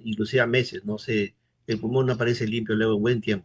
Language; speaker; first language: Spanish; native; Spanish